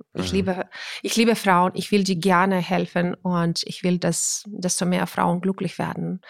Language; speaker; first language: German; non-native, fluent; Ukrainian